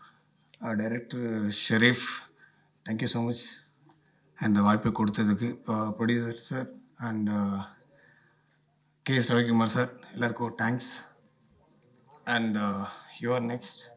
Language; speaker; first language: Tamil; non-native, local second language; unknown